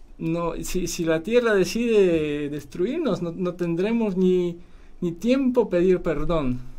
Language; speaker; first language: Spanish; non-native, fluent; Polish